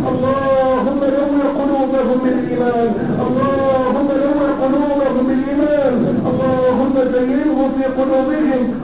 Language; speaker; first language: Arabic; native; Arabic